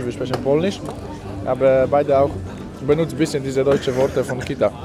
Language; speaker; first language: German; non-native, learner; Polish